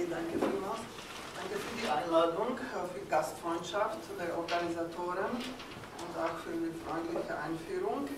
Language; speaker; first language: German; non-native, fluent; Slovak